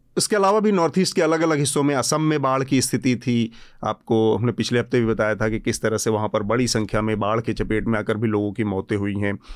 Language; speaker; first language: Hindi; native; Hindi